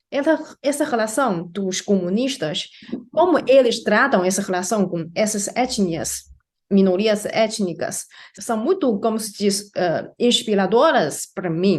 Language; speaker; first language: Portuguese; non-native, fluent; Chinese